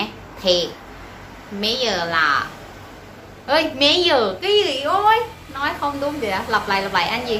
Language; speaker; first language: Vietnamese; non-native, learner; Thai